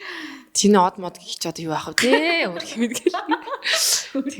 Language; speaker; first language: Mongolian; native; Mongolian